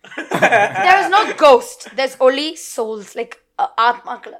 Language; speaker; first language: English; non-native, local second language; Malayalam